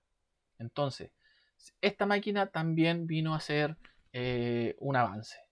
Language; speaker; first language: Spanish; native; Spanish